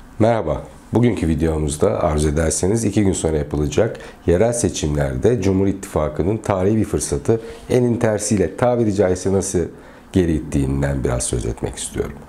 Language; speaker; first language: Turkish; native; Turkish